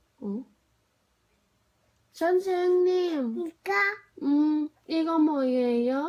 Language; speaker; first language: Korean; non-native, learner; Thai